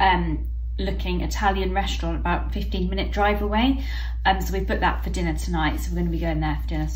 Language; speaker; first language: English; native; English